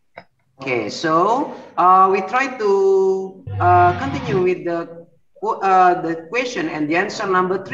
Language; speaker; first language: English; non-native, learner; Indonesian